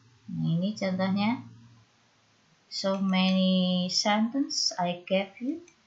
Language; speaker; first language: English; non-native, fluent; Indonesian